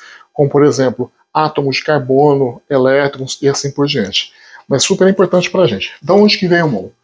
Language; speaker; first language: Portuguese; native; Portuguese